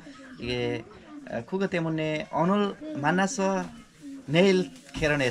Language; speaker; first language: Korean; non-native, learner; Nepali